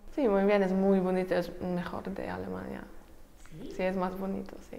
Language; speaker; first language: Spanish; non-native, learner; German